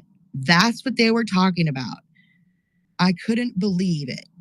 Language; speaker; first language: English; native; English